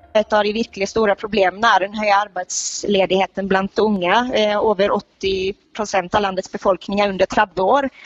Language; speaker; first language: Norwegian; non-native, fluent; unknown